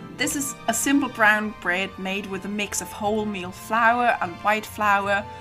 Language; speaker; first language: English; non-native, fluent; German